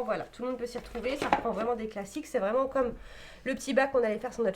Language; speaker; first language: French; native; French